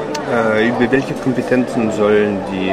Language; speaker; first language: German; non-native, fluent; Russian